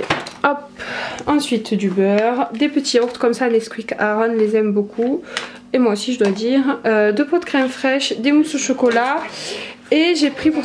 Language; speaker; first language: French; native; French